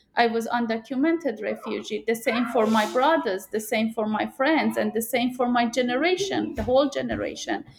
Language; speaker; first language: English; non-native, fluent; Persian